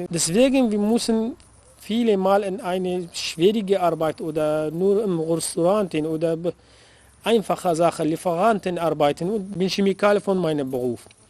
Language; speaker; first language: German; non-native, learner; Arabic